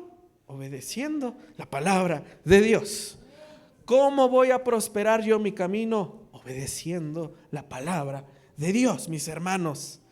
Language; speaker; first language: Spanish; native; Spanish